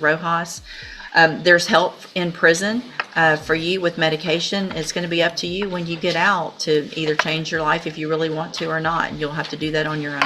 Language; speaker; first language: English; native; English